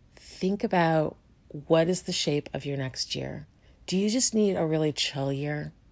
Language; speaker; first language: English; native; English